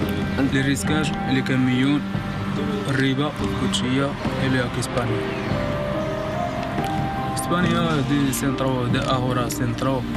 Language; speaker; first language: Spanish; non-native, learner; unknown